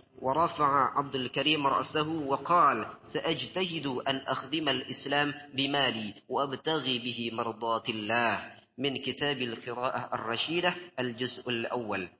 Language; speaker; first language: Arabic; non-native, learner; Indonesian